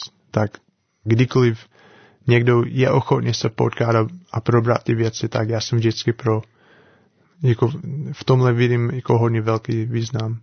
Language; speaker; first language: Czech; non-native, learner; English